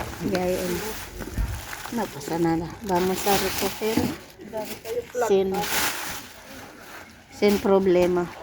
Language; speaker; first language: Spanish; non-native, fluent; Filipino